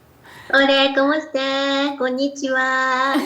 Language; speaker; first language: Spanish; non-native, learner; Japanese